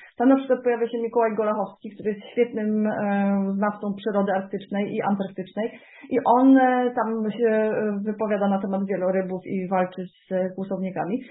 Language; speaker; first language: Polish; native; Polish